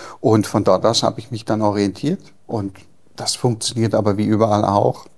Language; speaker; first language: German; native; German